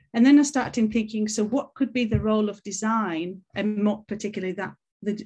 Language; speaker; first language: English; non-native, fluent; Greek